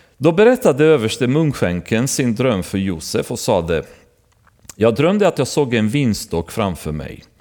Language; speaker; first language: Swedish; non-native, fluent; Romanian